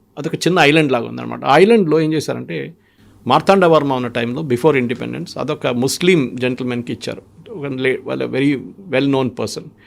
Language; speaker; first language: Telugu; non-native, local second language; Malayalam